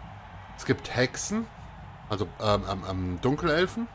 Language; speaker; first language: German; native; German